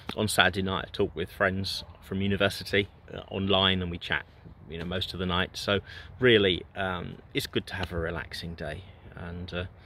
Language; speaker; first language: English; native; English